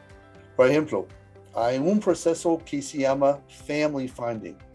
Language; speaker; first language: Spanish; early bilingual, heritage; English